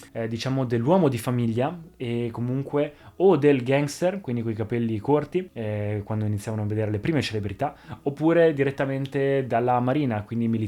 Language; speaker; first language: Italian; native; Italian